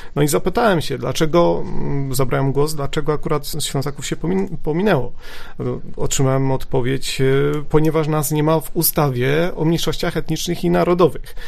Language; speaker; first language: Polish; native; Polish